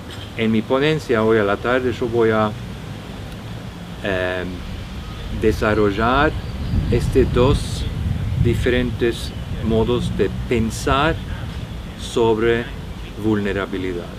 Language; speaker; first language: Spanish; non-native, fluent; Norwegian